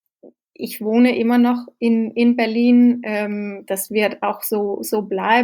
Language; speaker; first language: German; non-native, fluent; Danish